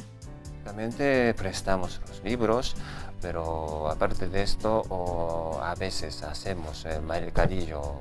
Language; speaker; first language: Spanish; non-native, fluent; Japanese